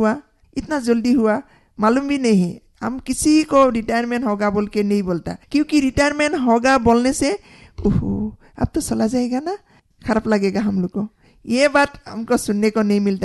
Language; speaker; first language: Hindi; non-native, local second language; Assamese